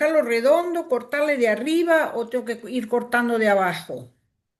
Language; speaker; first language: Spanish; native; Spanish